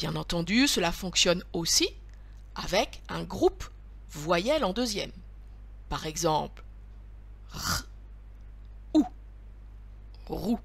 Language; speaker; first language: French; native; French